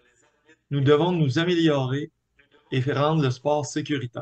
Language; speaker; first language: French; native; French